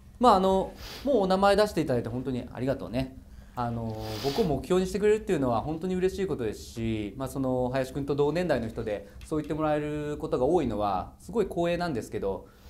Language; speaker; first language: Japanese; native; Japanese